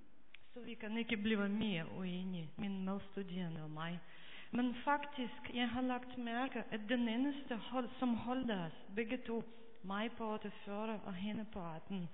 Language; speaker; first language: Danish; non-native, fluent; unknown